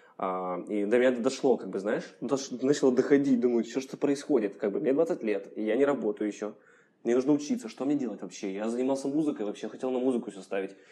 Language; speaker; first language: Russian; native; Russian